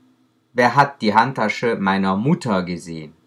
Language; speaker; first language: German; non-native, fluent; French